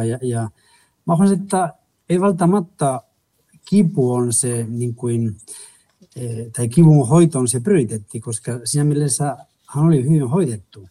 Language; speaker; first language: Finnish; non-native, fluent; Spanish